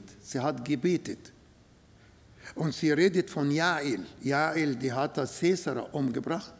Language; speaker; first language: German; non-native, fluent; Arabic